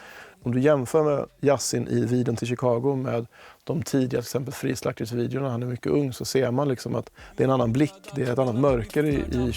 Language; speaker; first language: Swedish; native; Swedish